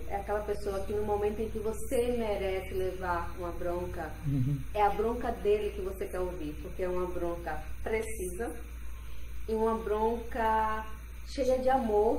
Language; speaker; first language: Portuguese; native; Portuguese